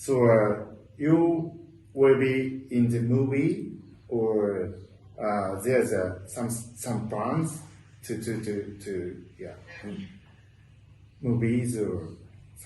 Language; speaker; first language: English; non-native, learner; Japanese